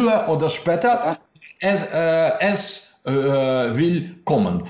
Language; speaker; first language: German; non-native, learner; Russian